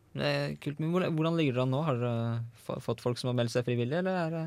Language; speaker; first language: Norwegian; native; Norwegian